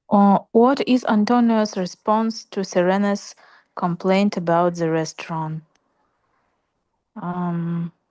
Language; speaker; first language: English; non-native, learner; Russian